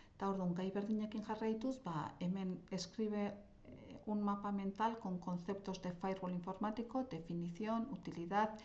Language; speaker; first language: Spanish; non-native, local second language; Basque